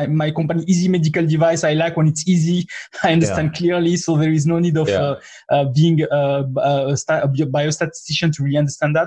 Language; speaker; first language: English; non-native, fluent; French